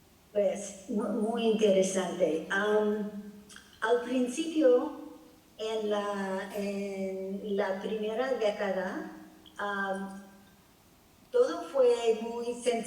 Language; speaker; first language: Spanish; non-native, fluent; English